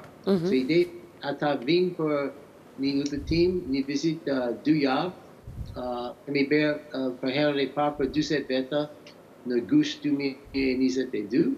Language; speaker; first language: Albanian; early bilingual, heritage; English